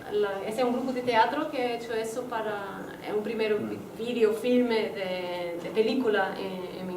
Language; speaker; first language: Spanish; non-native, fluent; Portuguese